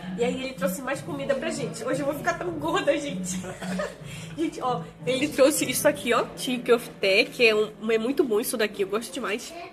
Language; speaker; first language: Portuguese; native; Portuguese